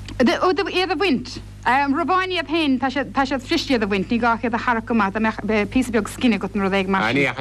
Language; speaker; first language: Irish; native; Irish